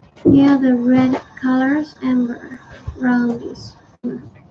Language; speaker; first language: English; non-native, learner; Chinese